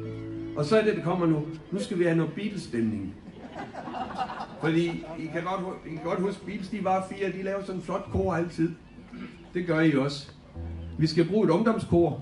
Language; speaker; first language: Danish; native; Danish